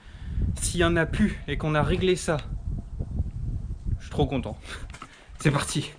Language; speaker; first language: French; native; French